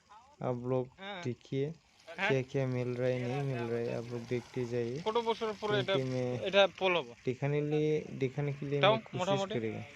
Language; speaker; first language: Hindi; non-native, local second language; Bodo